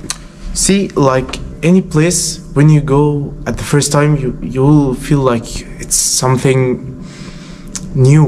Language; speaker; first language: English; non-native, fluent; Arabic